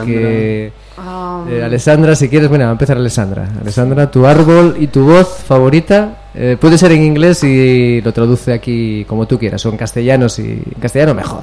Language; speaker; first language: Spanish; native; Spanish